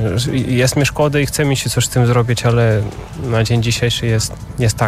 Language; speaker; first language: Polish; non-native, fluent; Russian